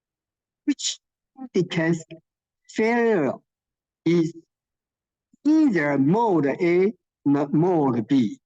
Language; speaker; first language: English; non-native, fluent; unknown